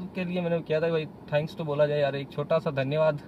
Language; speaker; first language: Hindi; native; Hindi